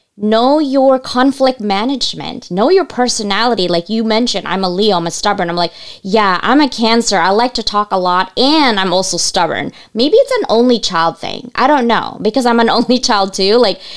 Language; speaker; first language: English; early bilingual, other home language; Cebuano